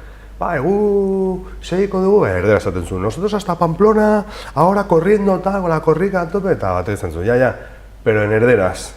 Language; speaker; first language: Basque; non-native, local second language; Spanish